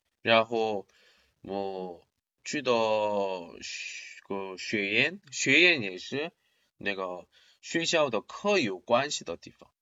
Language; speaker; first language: Chinese; non-native, learner; Korean